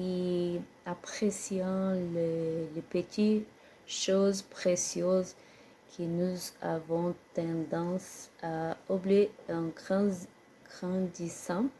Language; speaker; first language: French; non-native, learner; Portuguese